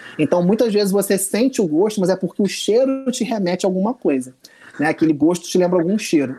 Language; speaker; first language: Portuguese; native; Portuguese